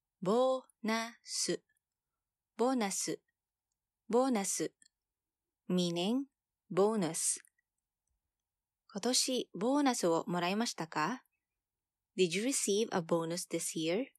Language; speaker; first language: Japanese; non-native, fluent; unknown